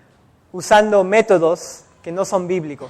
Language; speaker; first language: Spanish; native; Spanish